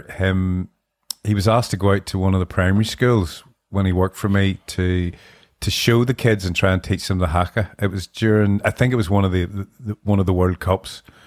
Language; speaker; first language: English; native; English